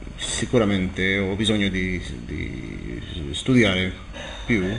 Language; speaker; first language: Italian; non-native, learner; English